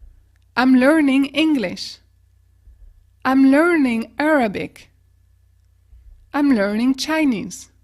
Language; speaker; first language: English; non-native, fluent; French